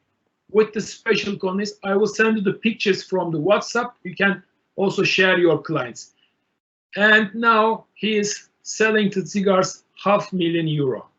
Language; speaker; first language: English; non-native, learner; Turkish